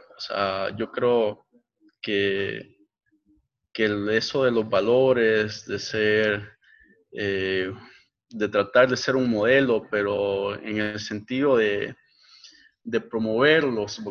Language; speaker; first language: Spanish; native; Spanish